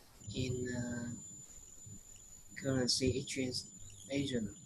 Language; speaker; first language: English; non-native, learner; Vietnamese